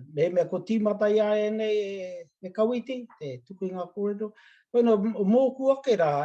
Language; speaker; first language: Māori; native; Māori